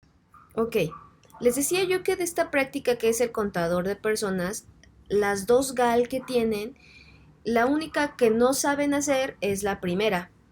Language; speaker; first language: Spanish; native; Spanish